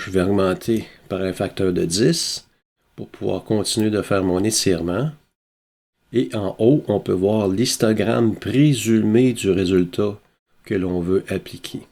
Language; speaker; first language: French; native; French